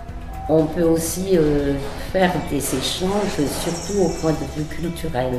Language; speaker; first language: French; non-native, local second language; Malagasy